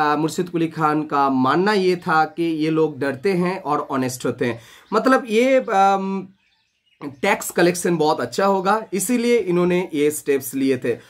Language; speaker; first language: Hindi; non-native, local second language; Bangla